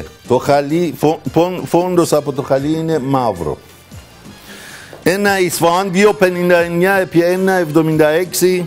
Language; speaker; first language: Greek; non-native, fluent; Persian